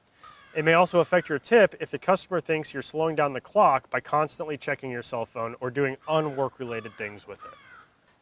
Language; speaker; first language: English; native; English